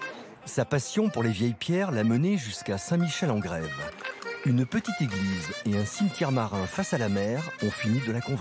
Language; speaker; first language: French; native; French